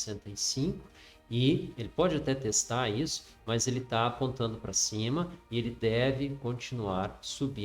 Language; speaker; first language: Portuguese; native; Portuguese